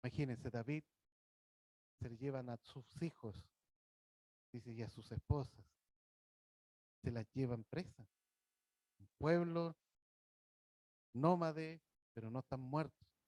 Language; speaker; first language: Spanish; native; Spanish